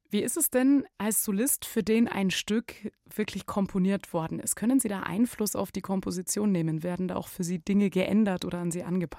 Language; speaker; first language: German; native; German